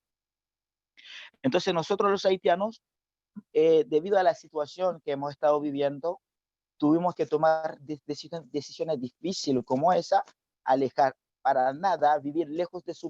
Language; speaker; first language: Spanish; non-native, fluent; Haitian Creole